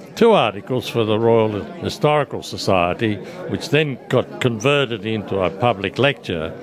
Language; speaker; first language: English; early bilingual, other home language; Italian